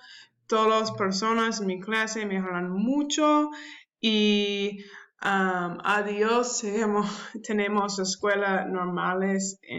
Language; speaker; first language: Spanish; non-native, learner; English